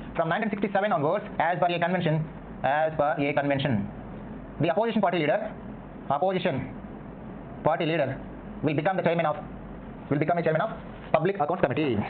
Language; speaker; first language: English; non-native, local second language; Telugu